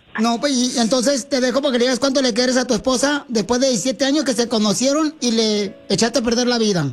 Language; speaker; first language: Spanish; native; Spanish